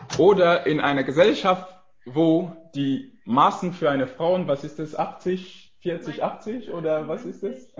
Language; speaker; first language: German; non-native, fluent; French